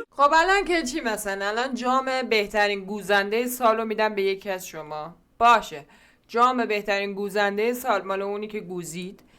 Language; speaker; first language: Persian; non-native, local second language; Azerbaijani